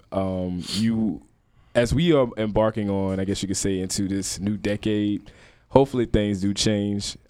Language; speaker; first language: English; native; English